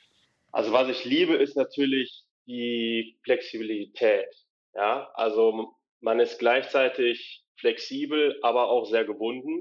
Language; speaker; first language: German; native; German